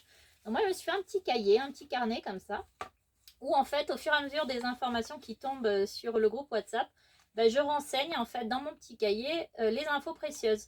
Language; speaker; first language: French; native; French